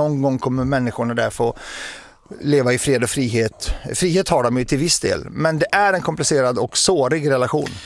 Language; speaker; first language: Swedish; early bilingual, other home language; Arabic